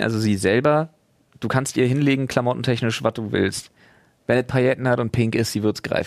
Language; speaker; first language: German; native; German